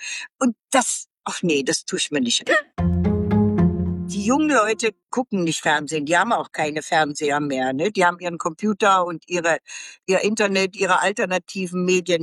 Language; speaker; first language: German; native; German